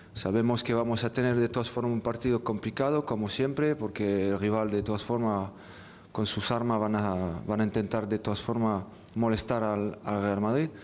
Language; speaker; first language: Spanish; non-native, fluent; French